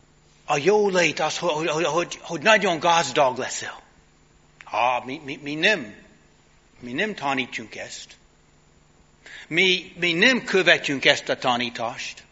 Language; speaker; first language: Hungarian; non-native, fluent; English